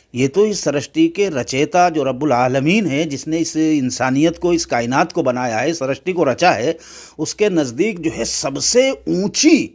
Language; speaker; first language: Hindi; native; Hindi